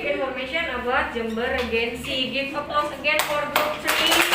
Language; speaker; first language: English; non-native, learner; Indonesian